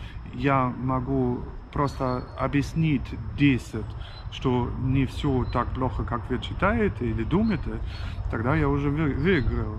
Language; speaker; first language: Russian; non-native, fluent; German